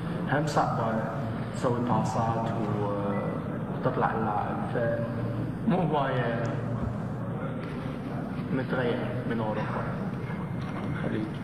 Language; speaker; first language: Arabic; early bilingual, heritage; Arabic